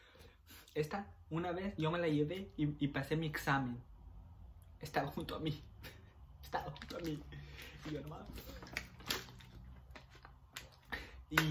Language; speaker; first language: Spanish; early bilingual, heritage; Spanish